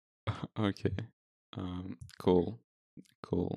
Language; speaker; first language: English; non-native, fluent; Russian